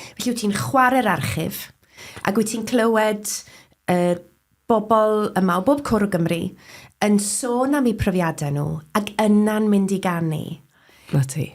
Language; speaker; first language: Welsh; native; Welsh